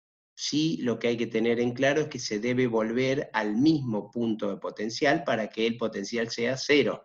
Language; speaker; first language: Spanish; native; Spanish